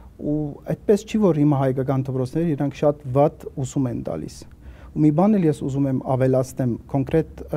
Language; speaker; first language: Armenian; early bilingual, heritage; Armenian